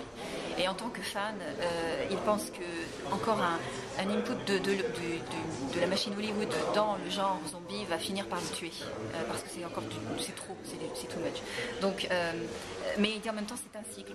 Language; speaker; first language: French; native; French